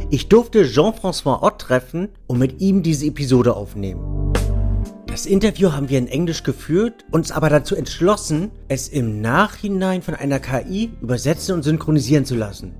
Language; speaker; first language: German; native; German